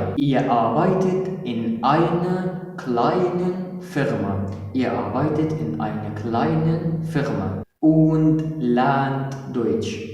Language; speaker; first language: German; non-native, fluent; Arabic